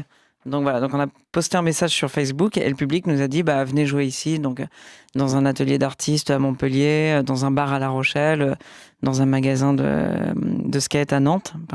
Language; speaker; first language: French; native; French